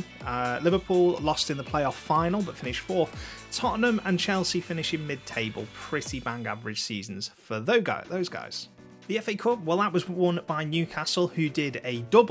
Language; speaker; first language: English; native; English